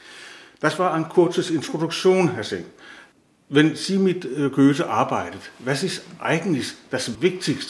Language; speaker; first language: German; non-native, fluent; Danish